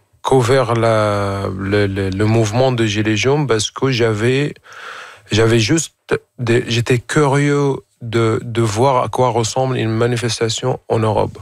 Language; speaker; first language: French; non-native, fluent; Arabic